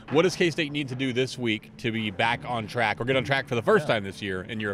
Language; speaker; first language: English; native; English